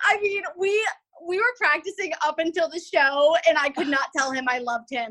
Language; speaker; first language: English; native; English